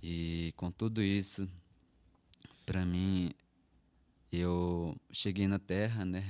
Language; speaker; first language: Portuguese; non-native, local second language; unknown